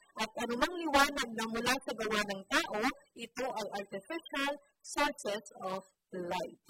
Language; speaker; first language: Filipino; native; Filipino